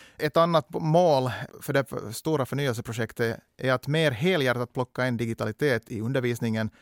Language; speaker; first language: Swedish; native; Swedish